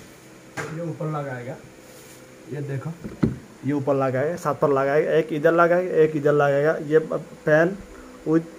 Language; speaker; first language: Hindi; non-native, fluent; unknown